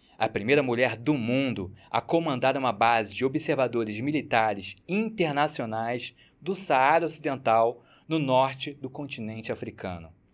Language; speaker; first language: Portuguese; native; Portuguese